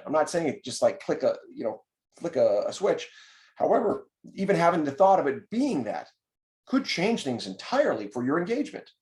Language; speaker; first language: English; native; English